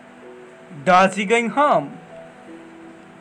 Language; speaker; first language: English; non-native, learner; Nepali